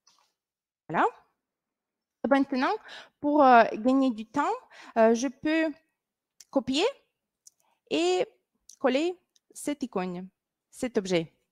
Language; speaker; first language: French; non-native, fluent; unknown